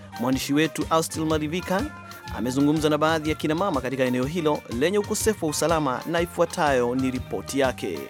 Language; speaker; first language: Swahili; non-native, local second language; Kikuyu